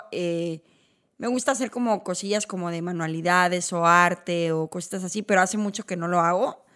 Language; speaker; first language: Spanish; native; Spanish